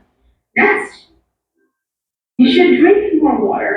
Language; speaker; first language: English; non-native, fluent; Indonesian